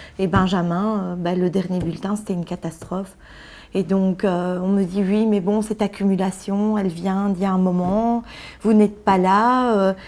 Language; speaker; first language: French; native; French